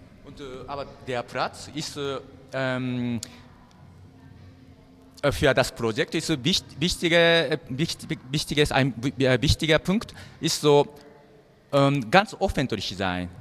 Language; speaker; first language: German; non-native, learner; Japanese